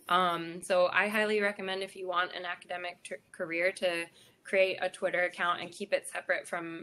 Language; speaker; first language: English; native; English